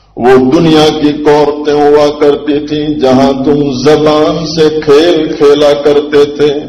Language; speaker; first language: Urdu; non-native, local second language; Gujarati